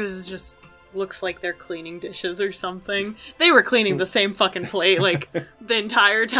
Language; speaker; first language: English; native; English